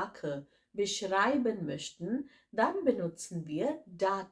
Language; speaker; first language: German; non-native, fluent; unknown